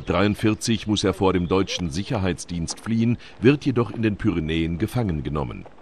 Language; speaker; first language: German; native; German